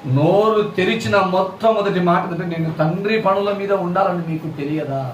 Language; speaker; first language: Telugu; non-native, local second language; Lambadi